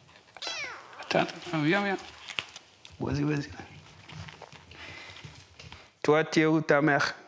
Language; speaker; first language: French; non-native, learner; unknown